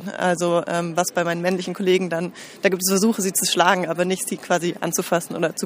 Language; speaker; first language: German; native; German